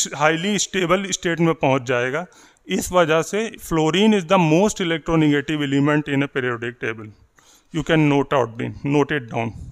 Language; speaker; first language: Hindi; native; Hindi